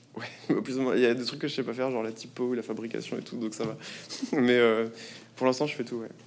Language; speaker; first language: French; native; French